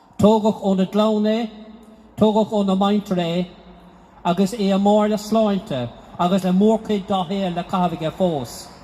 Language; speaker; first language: Irish; non-native, local second language; English